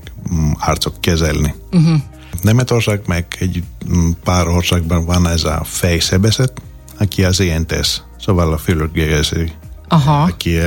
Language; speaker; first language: Hungarian; non-native, learner; Greek